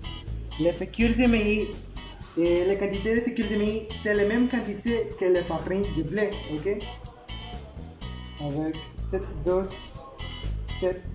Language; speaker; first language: French; non-native, learner; Spanish